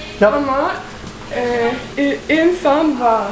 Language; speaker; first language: Turkish; non-native, learner; French